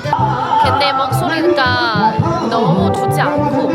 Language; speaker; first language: Korean; non-native, learner; Chinese